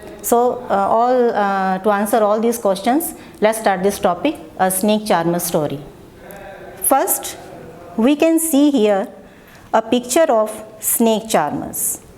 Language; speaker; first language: English; non-native, local second language; Gujarati